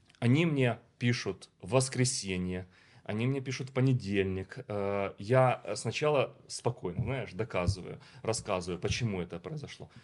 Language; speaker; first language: Russian; native; Russian